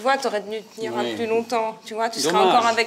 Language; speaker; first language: French; native; French